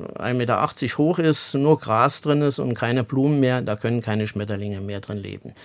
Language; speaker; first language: German; native; German